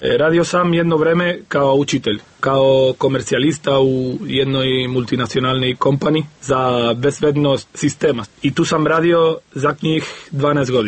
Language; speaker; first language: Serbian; non-native, learner; Spanish